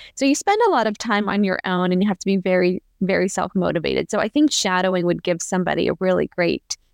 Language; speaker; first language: English; native; English